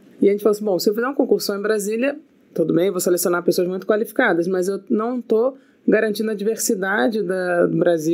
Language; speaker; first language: Portuguese; native; Portuguese